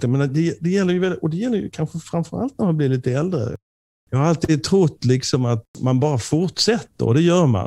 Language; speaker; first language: Swedish; native; Swedish